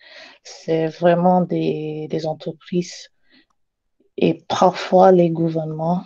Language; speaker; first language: French; non-native, learner; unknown